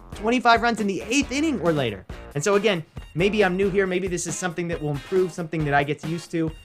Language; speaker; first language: English; native; English